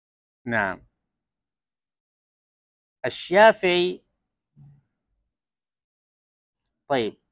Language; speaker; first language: Arabic; non-native, fluent; Malay